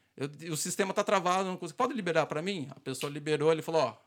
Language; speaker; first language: Portuguese; native; Portuguese